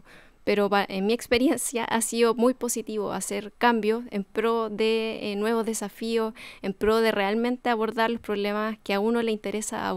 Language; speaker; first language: Spanish; native; Spanish